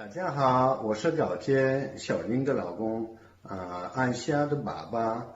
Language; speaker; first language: Chinese; non-native, fluent; French